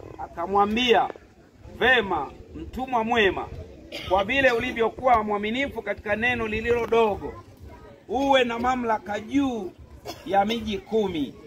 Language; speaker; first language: Swahili; native; Swahili